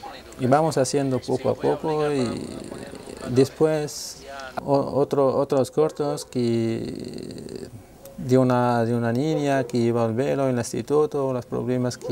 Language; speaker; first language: Spanish; non-native, fluent; Arabic